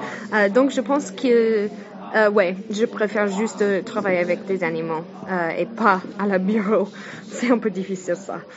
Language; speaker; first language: French; non-native, learner; English